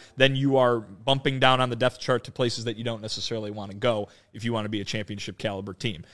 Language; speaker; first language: English; native; English